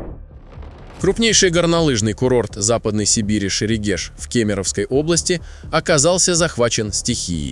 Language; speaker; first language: Russian; native; Russian